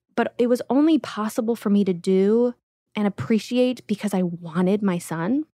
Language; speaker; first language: English; early bilingual, other home language; Russian